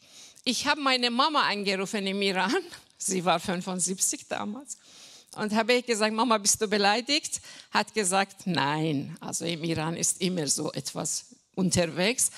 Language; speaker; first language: German; non-native, learner; Persian